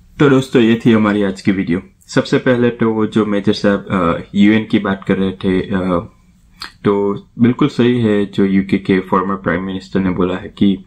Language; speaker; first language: Hindi; native; Hindi